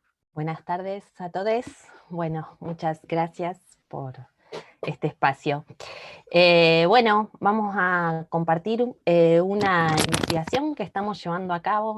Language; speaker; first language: Spanish; native; Spanish